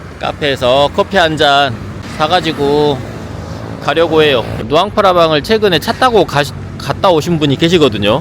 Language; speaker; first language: Korean; native; Korean